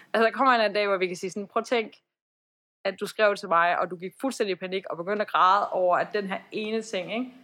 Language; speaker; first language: Danish; early bilingual, other home language; Persian